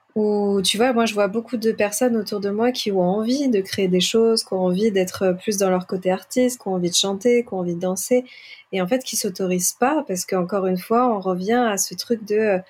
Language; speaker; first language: French; native; French